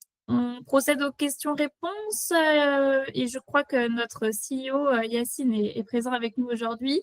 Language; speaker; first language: French; native; French